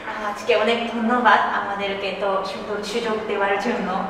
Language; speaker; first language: Bangla; non-native, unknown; Japanese